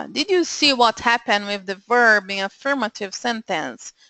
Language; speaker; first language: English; non-native, fluent; Portuguese